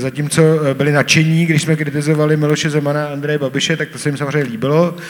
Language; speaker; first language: Czech; native; Czech